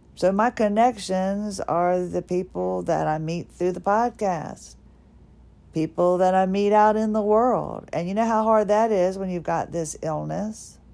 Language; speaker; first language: English; early bilingual, other home language; Swedish